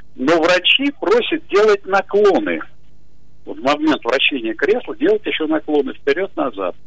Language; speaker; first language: Russian; native; Russian